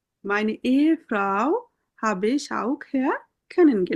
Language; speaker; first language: German; non-native, fluent; Bangla